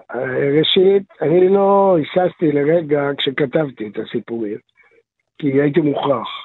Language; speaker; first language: Hebrew; early bilingual, other home language; Arabic